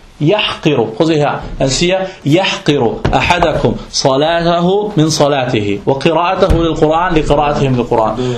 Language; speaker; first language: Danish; non-native, fluent; Arabic